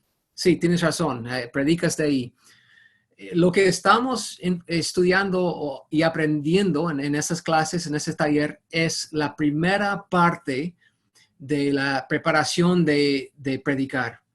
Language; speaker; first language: Spanish; non-native, fluent; English